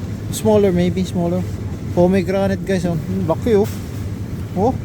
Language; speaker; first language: English; non-native, learner; Filipino